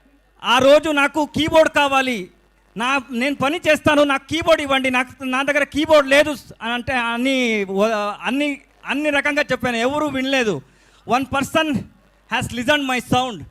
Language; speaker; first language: Telugu; non-native, learner; Kannada